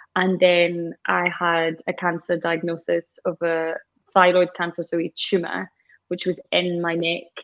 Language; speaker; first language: English; native; English